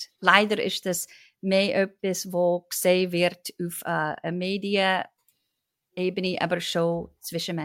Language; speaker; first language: German; non-native, fluent; English